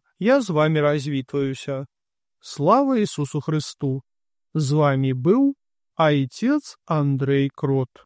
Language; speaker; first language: Belarusian; native; Belarusian